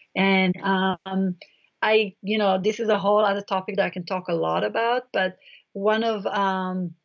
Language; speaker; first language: English; non-native, fluent; Hebrew